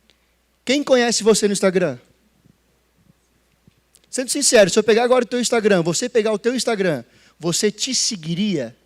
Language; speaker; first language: Portuguese; native; Portuguese